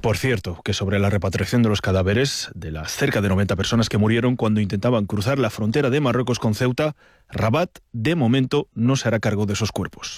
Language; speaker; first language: Spanish; native; Spanish